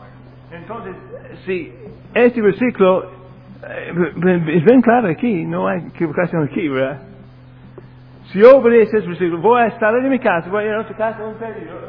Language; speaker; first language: Spanish; non-native, fluent; English